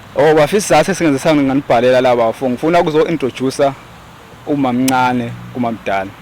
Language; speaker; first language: Zulu; native; Zulu